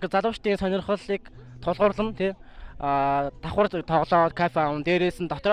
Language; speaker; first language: Mongolian; native; Mongolian